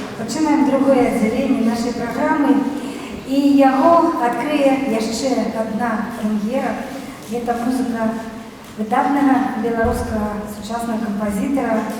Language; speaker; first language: Belarusian; non-native, local second language; Russian